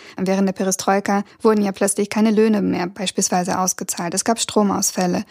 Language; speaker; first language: German; early bilingual, other home language; Russian